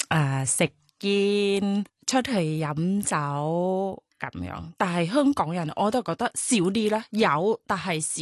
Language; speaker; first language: Cantonese; non-native, learner; Thai